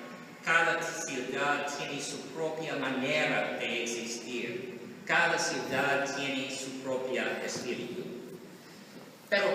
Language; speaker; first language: Spanish; non-native, learner; English